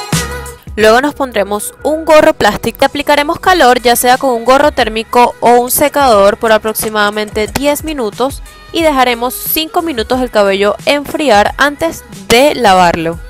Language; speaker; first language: Spanish; native; Spanish